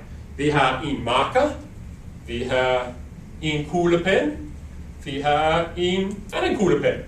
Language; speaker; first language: Danish; non-native, learner; English